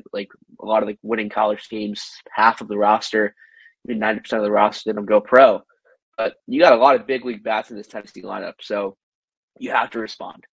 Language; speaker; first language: English; native; English